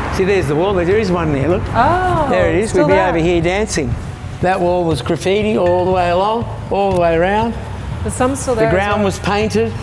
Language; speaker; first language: English; native; English